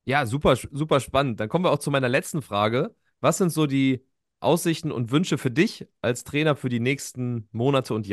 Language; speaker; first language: German; native; German